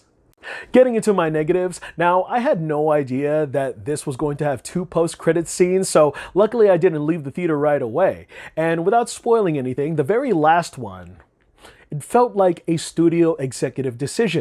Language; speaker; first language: English; native; English